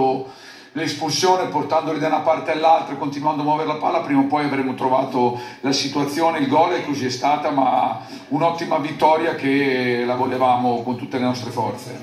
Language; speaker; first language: Italian; native; Italian